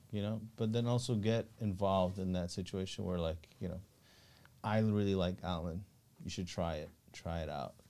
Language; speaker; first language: English; native; English